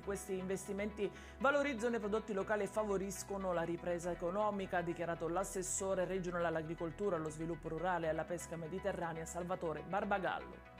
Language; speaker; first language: Italian; native; Italian